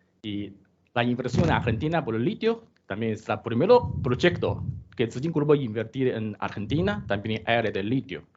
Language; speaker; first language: Spanish; non-native, learner; Chinese